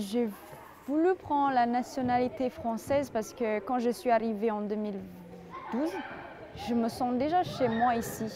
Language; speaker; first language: French; non-native, fluent; Indonesian